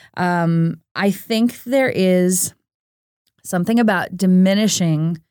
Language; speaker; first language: English; native; English